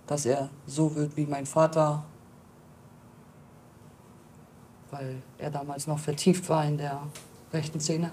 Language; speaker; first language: German; native; German